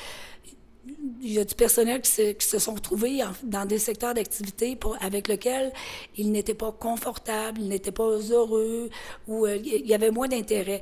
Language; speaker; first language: French; native; French